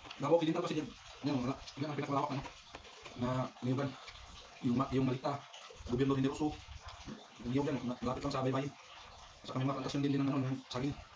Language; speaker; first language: Filipino; non-native, local second language; Cebuano